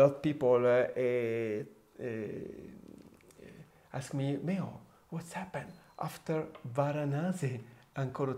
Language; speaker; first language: English; non-native, fluent; Italian